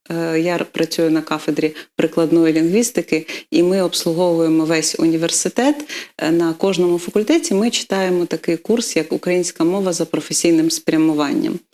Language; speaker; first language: Ukrainian; non-native, local second language; Russian